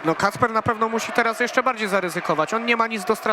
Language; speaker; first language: Polish; native; Polish